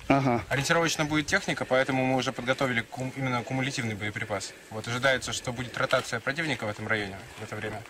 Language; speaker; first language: Russian; native; Russian